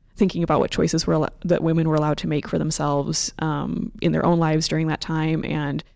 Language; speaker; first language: English; native; English